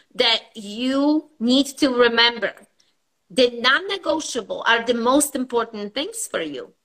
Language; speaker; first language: English; non-native, fluent; Polish